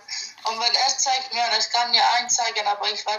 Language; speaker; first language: German; non-native, learner; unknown